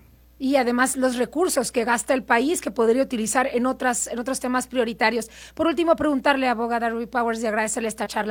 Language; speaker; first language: Spanish; native; Spanish